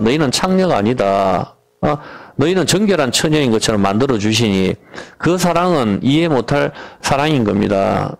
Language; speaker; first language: Korean; native; Korean